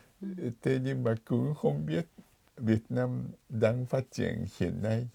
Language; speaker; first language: Vietnamese; non-native, fluent; Japanese